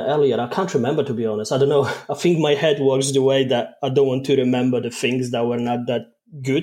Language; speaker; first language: English; non-native, fluent; Polish